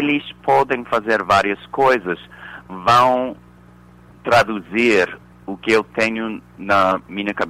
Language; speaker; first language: Portuguese; non-native, fluent; English